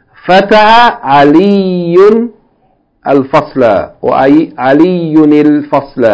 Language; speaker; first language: Arabic; non-native, fluent; English